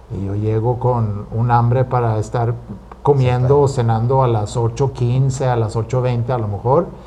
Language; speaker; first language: Spanish; non-native, fluent; Swedish